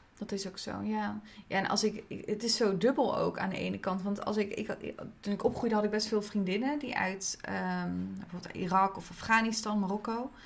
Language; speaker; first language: Dutch; native; Dutch